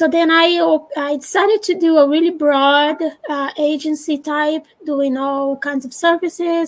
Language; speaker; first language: English; non-native, fluent; Portuguese